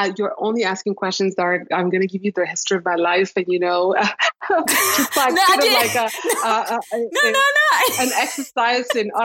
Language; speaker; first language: English; non-native, local second language; Kinyarwanda